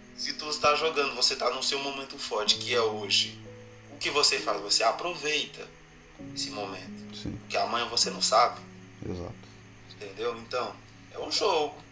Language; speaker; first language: Portuguese; non-native, fluent; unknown